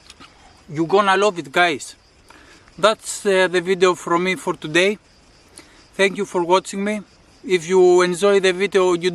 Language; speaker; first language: English; non-native, learner; Greek